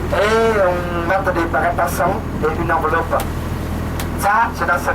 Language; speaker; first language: French; non-native, fluent; Vietnamese